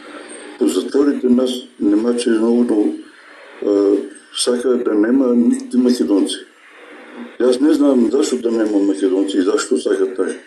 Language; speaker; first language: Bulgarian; non-native, local second language; Macedonian